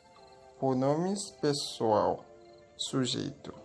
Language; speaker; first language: Portuguese; non-native, learner; Haitian Creole